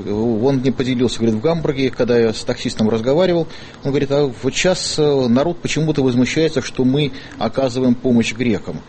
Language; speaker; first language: Russian; native; Russian